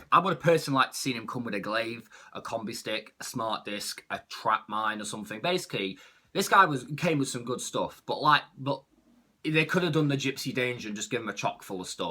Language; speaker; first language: English; native; English